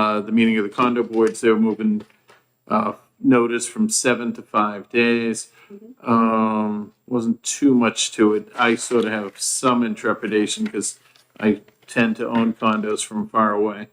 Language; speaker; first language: English; native; English